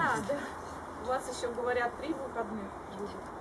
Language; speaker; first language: Russian; native; Russian